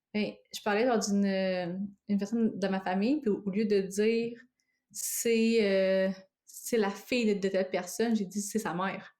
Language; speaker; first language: French; native; French